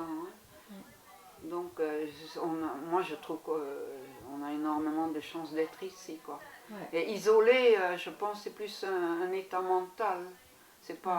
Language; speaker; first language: French; non-native, local second language; German